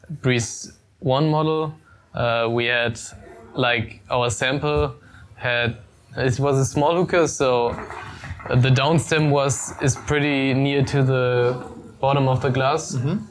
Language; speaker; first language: English; non-native, fluent; German